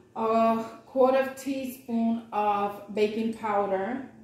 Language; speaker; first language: English; native; English